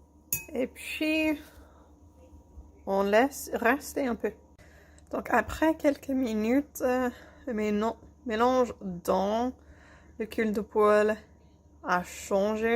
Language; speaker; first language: French; non-native, fluent; English